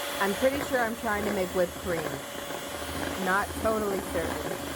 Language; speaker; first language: English; native; English